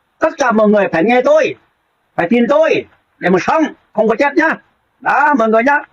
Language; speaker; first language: Vietnamese; non-native, local second language; Jarai